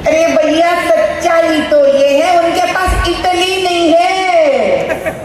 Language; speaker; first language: Hindi; non-native, local second language; Telugu